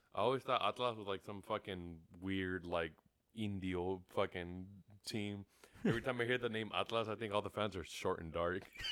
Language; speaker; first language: English; early bilingual, other home language; Spanish